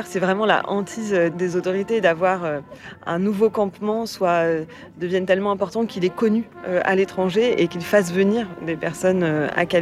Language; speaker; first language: French; native; French